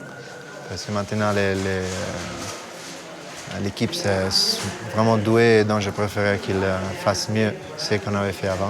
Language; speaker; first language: French; non-native, fluent; Italian